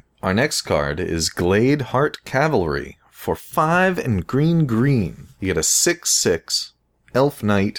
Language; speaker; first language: English; native; English